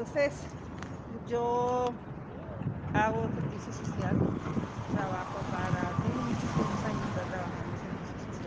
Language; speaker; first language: Spanish; native; Spanish